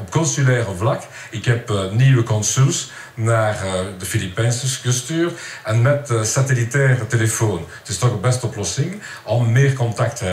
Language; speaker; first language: Dutch; non-native, local second language; French